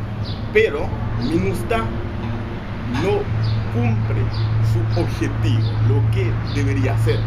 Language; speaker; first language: Spanish; non-native, fluent; Haitian Creole